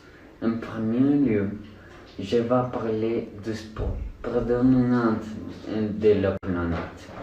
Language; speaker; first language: French; non-native, learner; Spanish